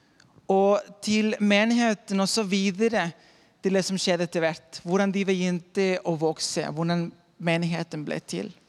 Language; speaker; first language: Norwegian; non-native, fluent; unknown